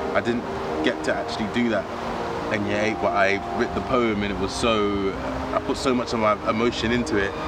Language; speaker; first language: English; native; English